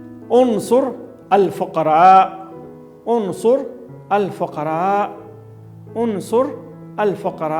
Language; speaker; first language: Arabic; non-native, fluent; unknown